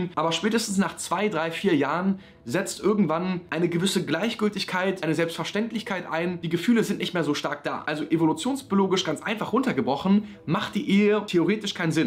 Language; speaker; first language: German; native; German